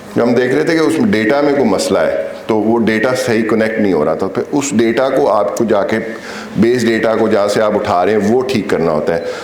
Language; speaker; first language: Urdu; native; Urdu